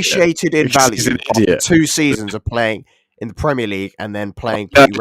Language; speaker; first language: English; native; English